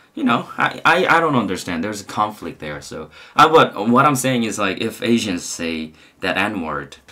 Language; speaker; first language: English; non-native, fluent; Korean